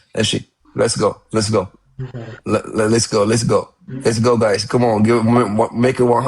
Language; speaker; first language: English; non-native, fluent; Amharic